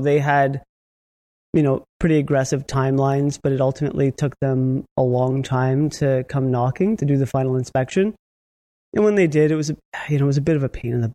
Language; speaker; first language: English; native; English